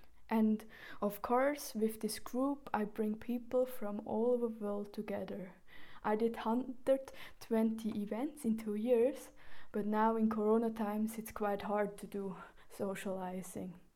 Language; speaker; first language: English; non-native, fluent; German